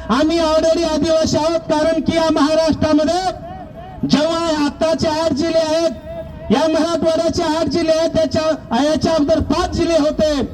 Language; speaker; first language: Marathi; non-native, local second language; Lambadi